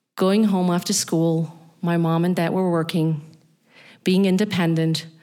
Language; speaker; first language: English; non-native, fluent; German